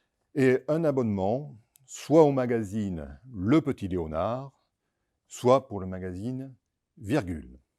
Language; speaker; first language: French; native; French